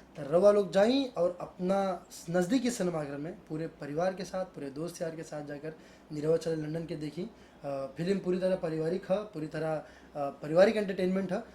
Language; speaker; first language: Hindi; native; Hindi